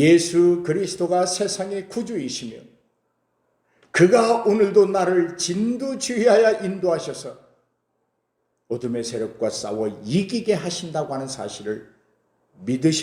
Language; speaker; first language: Korean; native; Korean